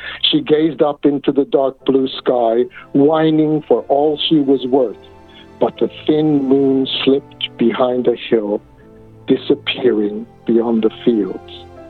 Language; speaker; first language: English; native; English